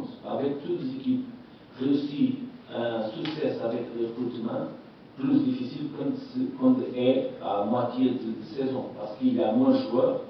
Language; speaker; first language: French; non-native, learner; Portuguese